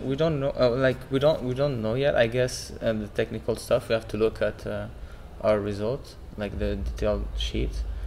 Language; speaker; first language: English; non-native, local second language; French